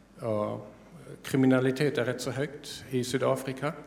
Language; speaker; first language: Swedish; non-native, fluent; German